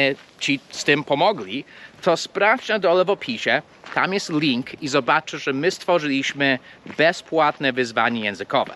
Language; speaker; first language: Polish; non-native, fluent; English